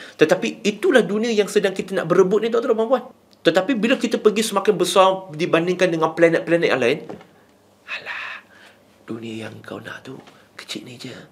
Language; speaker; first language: Malay; non-native, local second language; Chinese